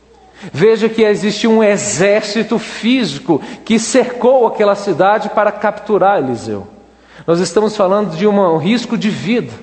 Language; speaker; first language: Portuguese; native; Portuguese